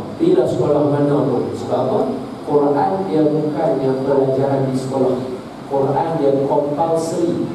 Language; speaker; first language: Malay; native; Malay